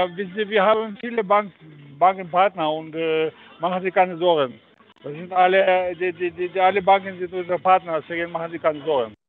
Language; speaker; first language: German; non-native, fluent; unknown